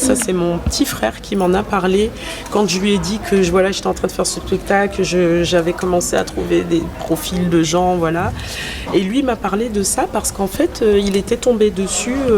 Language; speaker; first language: French; native; French